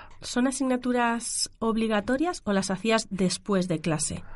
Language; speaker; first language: Spanish; native; Spanish